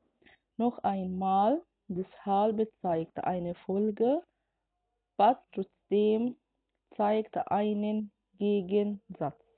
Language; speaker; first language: German; non-native, fluent; Arabic